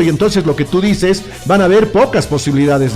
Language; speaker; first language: Spanish; native; Spanish